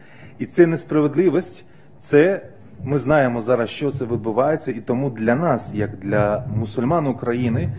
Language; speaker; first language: Ukrainian; non-native, fluent; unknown